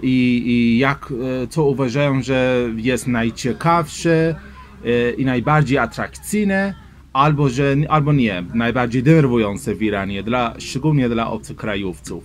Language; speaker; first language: Polish; non-native, learner; Persian